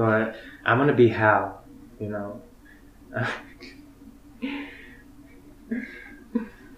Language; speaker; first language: English; early bilingual, other home language; Spanish